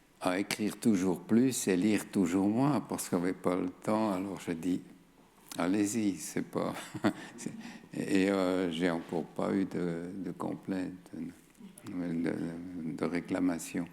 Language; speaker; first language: French; non-native, fluent; German